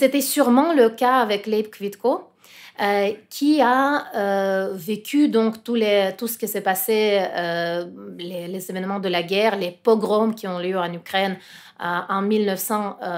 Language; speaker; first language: French; non-native, fluent; Russian